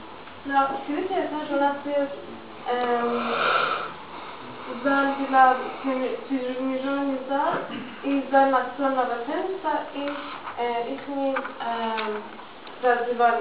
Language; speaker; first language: Russian; non-native, learner; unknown